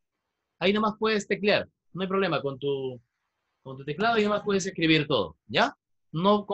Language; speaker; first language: Spanish; native; Spanish